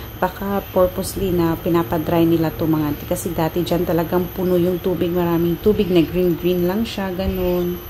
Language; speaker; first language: Filipino; non-native, local second language; Cebuano